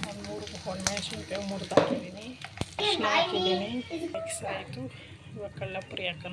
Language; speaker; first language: Kannada; native; Kannada